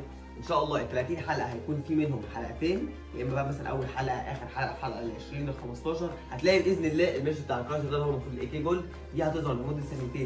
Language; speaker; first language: Arabic; native; Arabic